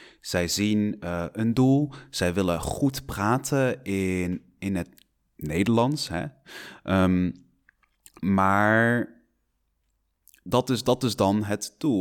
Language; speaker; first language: Dutch; non-native, fluent; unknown